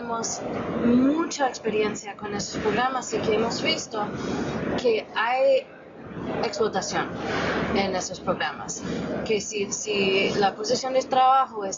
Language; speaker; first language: Spanish; non-native, fluent; English